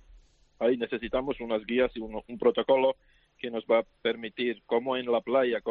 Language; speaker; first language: Spanish; non-native, fluent; Georgian